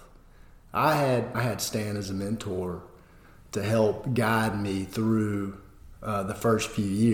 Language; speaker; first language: English; native; English